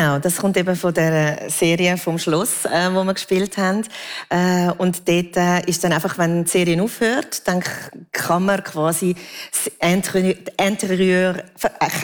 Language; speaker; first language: German; native; German